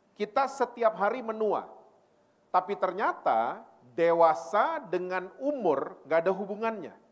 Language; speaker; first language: Indonesian; native; Indonesian